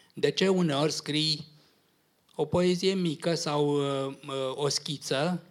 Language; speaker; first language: Romanian; native; Romanian